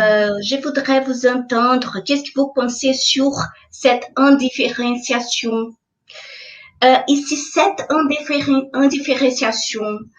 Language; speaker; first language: French; non-native, fluent; Portuguese